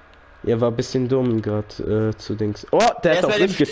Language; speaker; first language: German; native; German